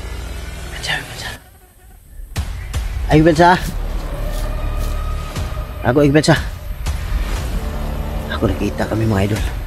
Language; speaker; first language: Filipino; non-native, local second language; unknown